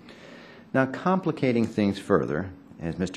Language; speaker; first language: English; native; English